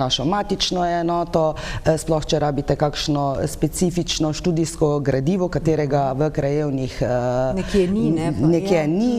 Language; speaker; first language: Slovenian; native; Slovenian